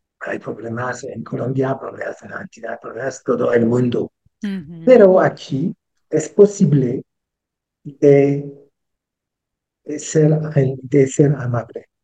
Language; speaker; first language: Spanish; non-native, learner; French